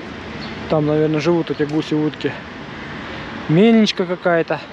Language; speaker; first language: Russian; native; Russian